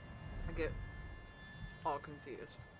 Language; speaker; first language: English; native; English